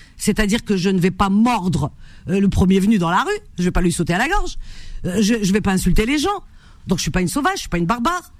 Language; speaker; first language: French; native; French